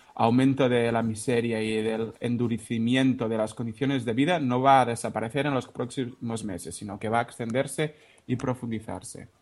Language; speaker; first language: Spanish; non-native, local second language; Catalan